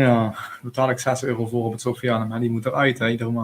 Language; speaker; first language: Dutch; native; Dutch